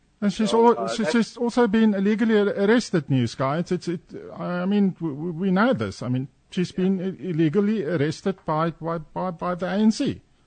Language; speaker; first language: English; non-native, local second language; Afrikaans